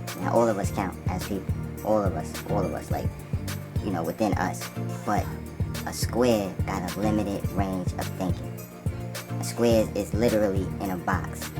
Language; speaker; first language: English; native; English